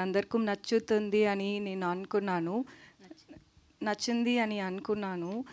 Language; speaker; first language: Telugu; non-native, learner; Tamil